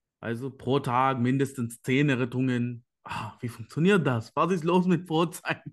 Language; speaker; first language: German; non-native, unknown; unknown